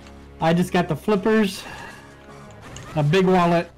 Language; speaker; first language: English; native; English